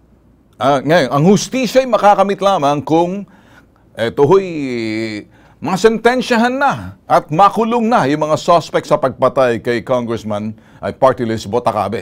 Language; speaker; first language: Filipino; native; Filipino